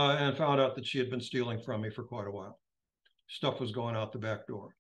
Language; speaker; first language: English; native; English